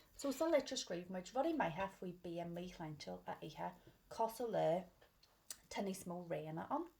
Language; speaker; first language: Irish; non-native, local second language; English